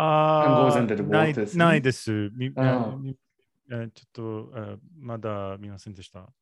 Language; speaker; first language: Japanese; non-native, learner; English